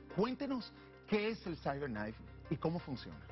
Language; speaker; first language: Spanish; native; Spanish